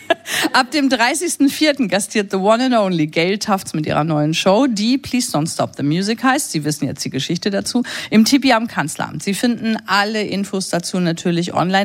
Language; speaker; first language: German; native; German